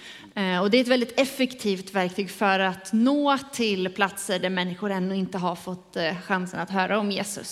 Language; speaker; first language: Swedish; native; Swedish